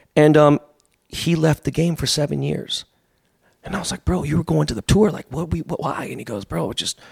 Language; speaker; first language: English; native; English